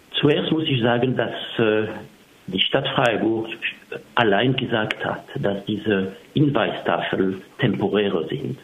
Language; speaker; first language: German; non-native, fluent; French